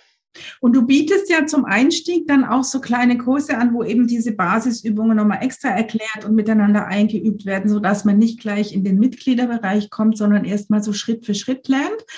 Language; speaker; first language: German; native; German